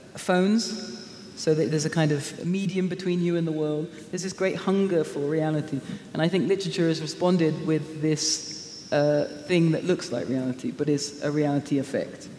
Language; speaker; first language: English; native; English